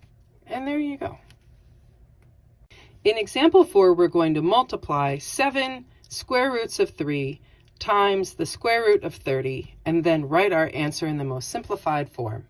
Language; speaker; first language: English; native; English